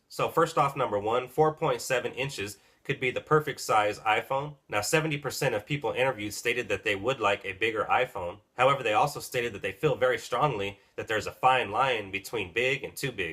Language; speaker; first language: English; native; English